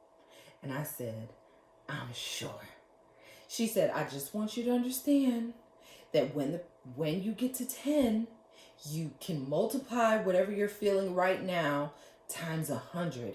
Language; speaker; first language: English; native; English